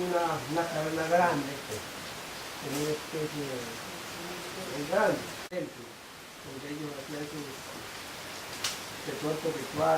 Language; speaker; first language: Spanish; native; Spanish